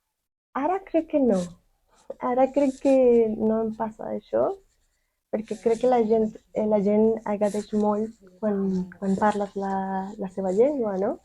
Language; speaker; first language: Catalan; non-native, fluent; Spanish